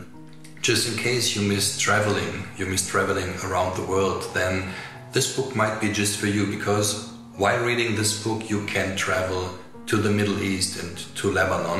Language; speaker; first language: English; non-native, fluent; German